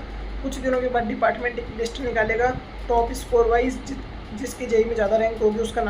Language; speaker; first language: Hindi; native; Hindi